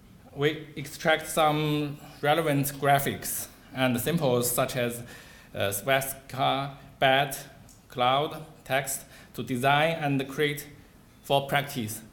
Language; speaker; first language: English; non-native, learner; Chinese